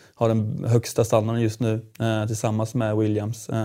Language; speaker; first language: Swedish; native; Swedish